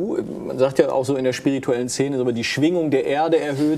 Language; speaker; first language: German; native; German